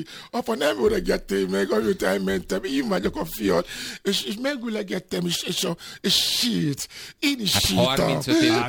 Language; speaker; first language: Hungarian; non-native, fluent; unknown